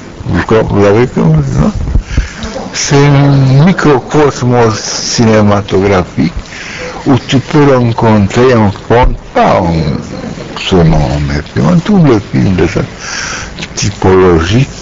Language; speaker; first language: French; non-native, learner; Romanian